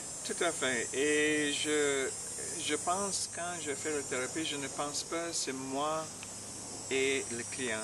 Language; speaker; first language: French; non-native, learner; English